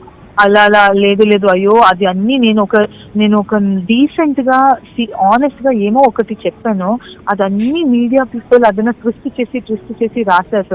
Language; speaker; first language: Telugu; non-native, local second language; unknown